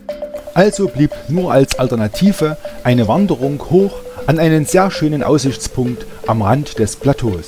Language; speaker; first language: German; native; German